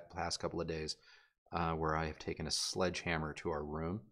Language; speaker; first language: English; native; English